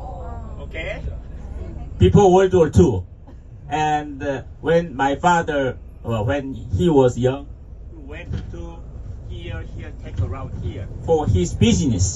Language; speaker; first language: English; non-native, fluent; Korean